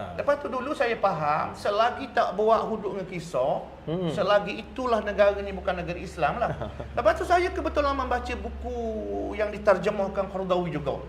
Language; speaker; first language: Malay; native; Malay